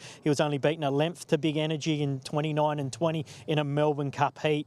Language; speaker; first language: English; native; English